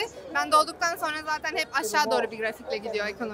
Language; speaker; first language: Turkish; native; Turkish